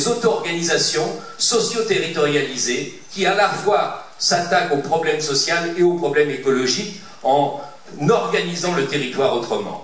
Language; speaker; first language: French; native; French